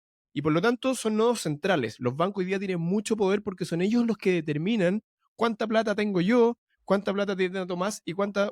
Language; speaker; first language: Spanish; native; Spanish